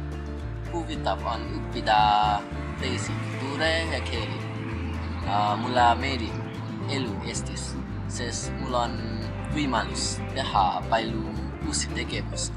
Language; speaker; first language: Estonian; non-native, learner; Thai